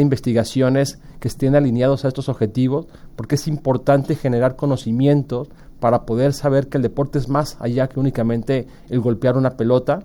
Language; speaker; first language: Spanish; native; Spanish